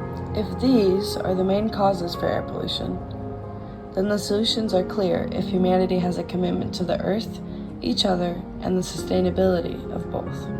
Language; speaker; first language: English; native; English